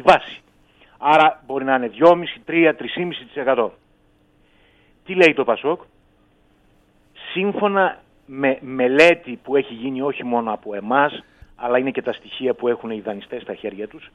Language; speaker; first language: Greek; native; Greek